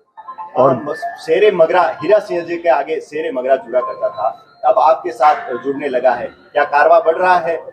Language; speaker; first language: Hindi; native; Hindi